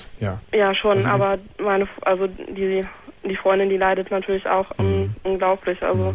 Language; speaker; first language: German; native; German